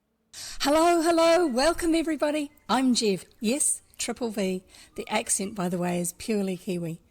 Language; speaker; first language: English; native; English